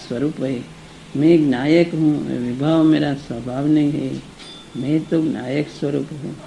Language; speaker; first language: Hindi; non-native, local second language; Gujarati